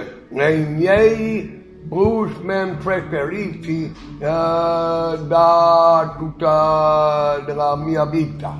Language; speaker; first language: Italian; non-native, learner; English